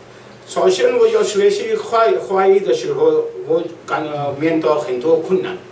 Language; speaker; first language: Chinese; non-native, learner; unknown